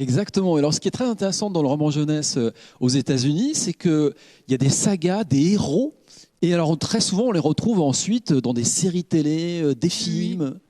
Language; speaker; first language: French; native; French